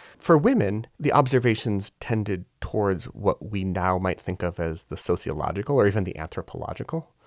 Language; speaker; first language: English; native; English